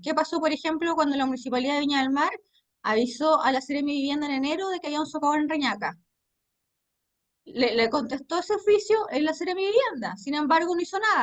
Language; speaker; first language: Spanish; native; Spanish